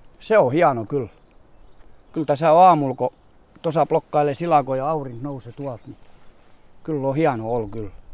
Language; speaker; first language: Finnish; native; Finnish